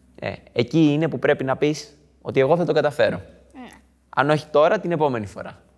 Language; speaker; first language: Greek; native; Greek